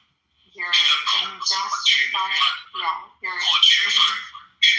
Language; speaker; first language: Chinese; non-native, learner; English